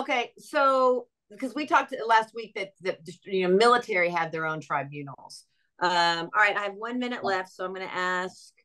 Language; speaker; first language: English; native; English